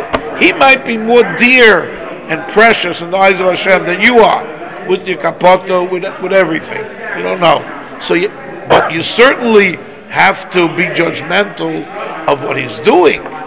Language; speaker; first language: English; native; English